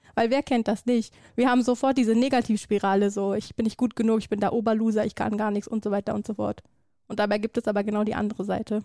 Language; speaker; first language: German; early bilingual, other home language; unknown